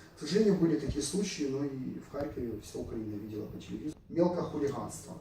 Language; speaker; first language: Russian; native; Russian